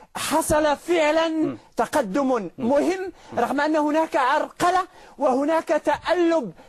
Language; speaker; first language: Arabic; non-native, local second language; Tachelhit